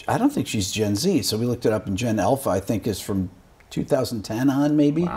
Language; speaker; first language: English; native; English